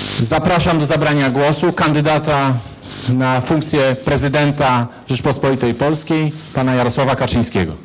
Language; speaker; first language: Polish; native; Polish